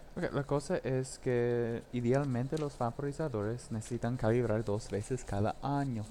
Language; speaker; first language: Spanish; non-native, learner; English